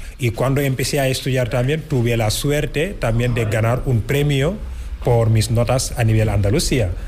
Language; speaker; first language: Spanish; non-native, fluent; Wolof